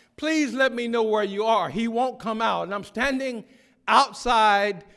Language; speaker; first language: English; native; English